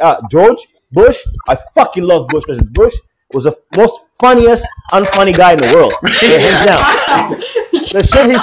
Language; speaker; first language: English; non-native, local second language; Swahili